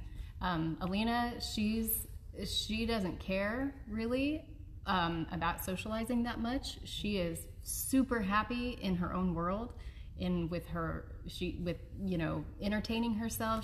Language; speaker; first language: English; native; English